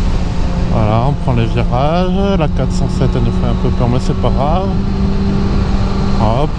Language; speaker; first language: French; native; French